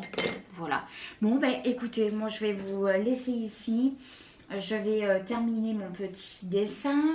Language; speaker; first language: French; native; French